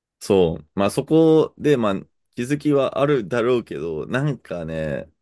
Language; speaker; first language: Japanese; native; Japanese